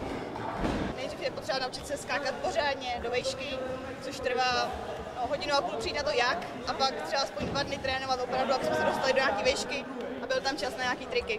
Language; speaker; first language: Czech; native; Czech